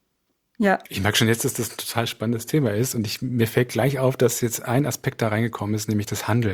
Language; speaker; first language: German; native; German